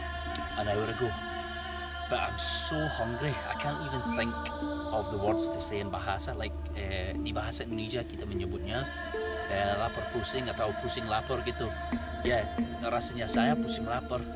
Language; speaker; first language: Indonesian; non-native, fluent; English